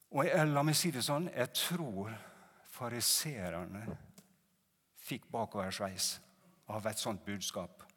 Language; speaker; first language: Norwegian; native; Norwegian